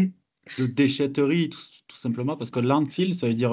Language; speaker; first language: French; native; French